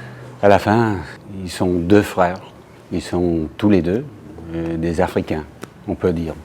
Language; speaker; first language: French; non-native, fluent; English